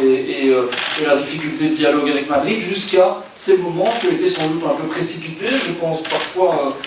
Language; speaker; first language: French; native; French